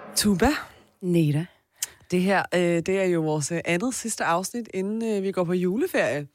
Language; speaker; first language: Danish; early bilingual, other home language; Persian